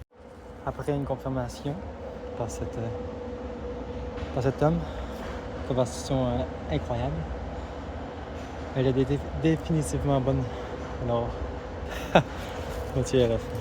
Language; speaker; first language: French; native; French